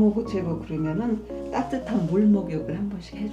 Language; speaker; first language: Korean; native; Korean